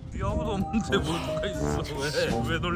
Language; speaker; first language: Korean; native; Korean